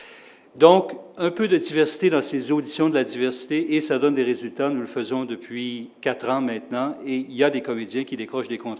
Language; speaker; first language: French; native; French